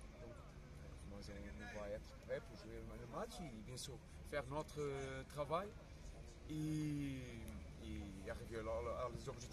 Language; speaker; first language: French; non-native, fluent; Portuguese